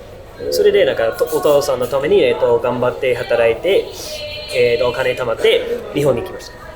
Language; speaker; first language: Japanese; non-native, learner; English